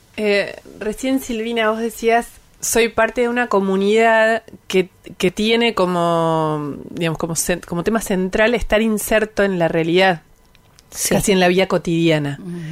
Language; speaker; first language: Spanish; native; Spanish